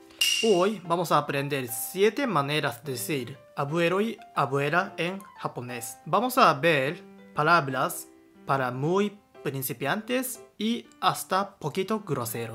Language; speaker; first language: Spanish; non-native, learner; Japanese